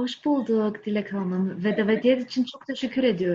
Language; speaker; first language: Turkish; non-native, fluent; Greek